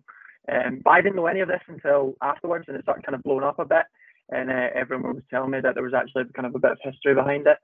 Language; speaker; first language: English; native; English